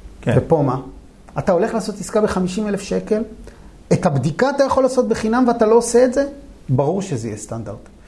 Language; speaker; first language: Hebrew; native; Hebrew